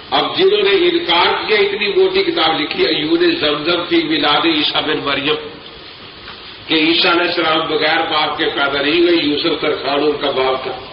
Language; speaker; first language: Urdu; non-native, local second language; Punjabi